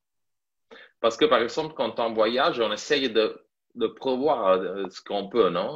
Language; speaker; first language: French; non-native, fluent; Italian